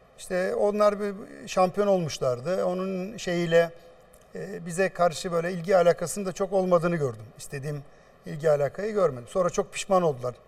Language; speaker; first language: Turkish; native; Turkish